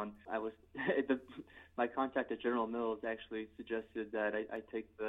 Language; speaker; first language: English; native; English